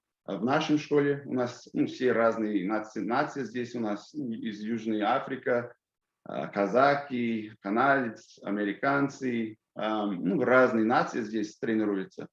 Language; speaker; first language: Russian; non-native, fluent; English